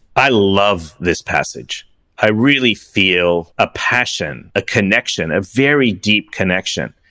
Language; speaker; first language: English; early bilingual, other home language; Persian